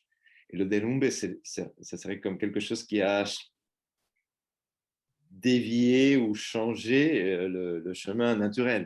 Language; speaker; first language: French; non-native, fluent; Spanish